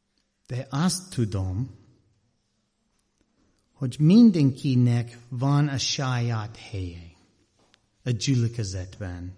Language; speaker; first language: Hungarian; non-native, learner; English